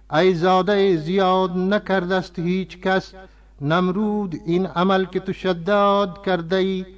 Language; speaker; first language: Persian; non-native, fluent; Urdu